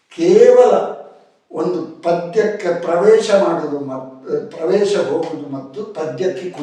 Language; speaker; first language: Kannada; non-native, local second language; Tulu